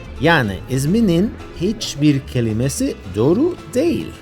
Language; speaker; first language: Turkish; non-native, fluent; Spanish